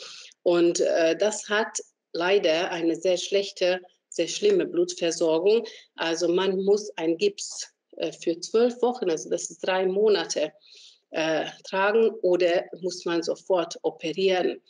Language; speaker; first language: German; non-native, fluent; Hungarian